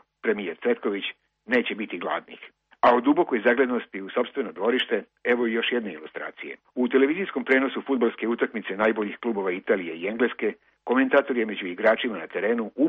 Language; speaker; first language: Croatian; native; Croatian